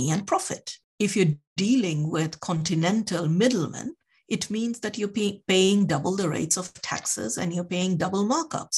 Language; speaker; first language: English; non-native, local second language; Bangla